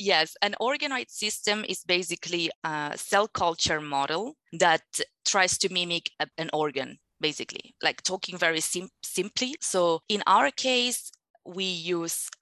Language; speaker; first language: English; non-native, fluent; Spanish